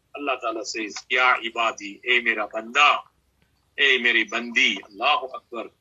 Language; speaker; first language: English; native; English